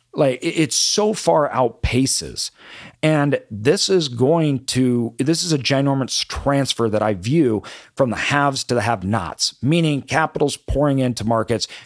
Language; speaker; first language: English; native; English